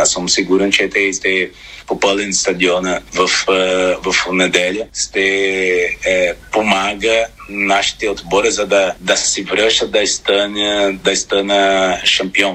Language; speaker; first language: Bulgarian; non-native, learner; Portuguese